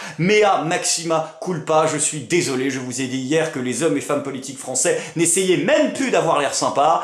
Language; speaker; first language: French; native; French